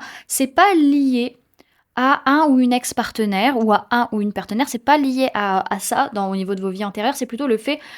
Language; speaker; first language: French; native; French